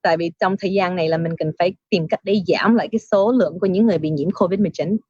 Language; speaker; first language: Vietnamese; early bilingual, heritage; Vietnamese